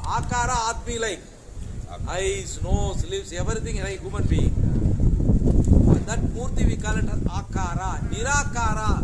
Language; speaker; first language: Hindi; non-native, local second language; Tamil